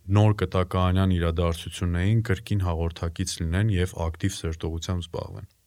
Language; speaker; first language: Armenian; native; Armenian